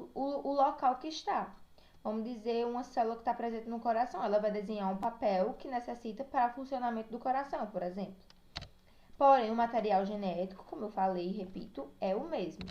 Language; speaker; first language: Portuguese; native; Portuguese